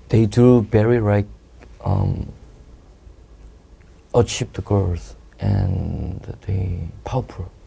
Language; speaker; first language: English; non-native, learner; Korean